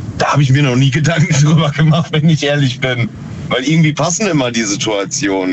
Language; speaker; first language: German; native; German